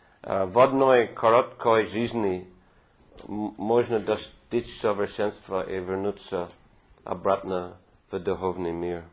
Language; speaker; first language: Russian; non-native, fluent; English